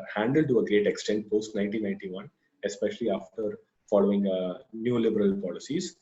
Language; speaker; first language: English; non-native, local second language; Malayalam